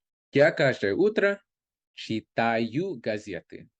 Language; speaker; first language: Russian; non-native, fluent; English